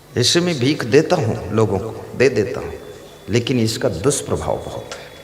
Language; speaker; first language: Hindi; native; Hindi